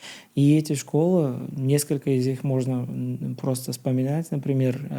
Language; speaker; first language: Russian; non-native, learner; Bulgarian